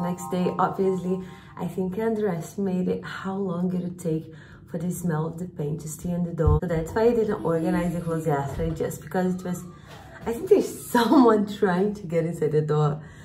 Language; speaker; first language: English; non-native, fluent; Portuguese